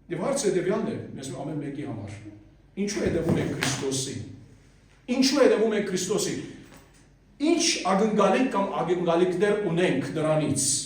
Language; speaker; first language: Armenian; early bilingual, heritage; Armenian